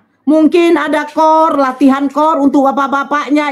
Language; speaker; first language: Indonesian; native; Indonesian